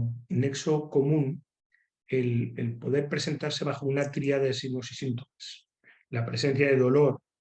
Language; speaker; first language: Spanish; native; Spanish